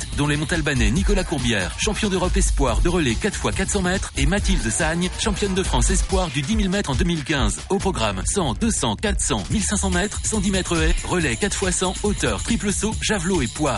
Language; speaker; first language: French; native; French